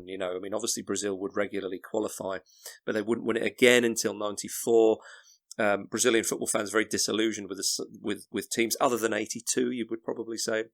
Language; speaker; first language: English; native; English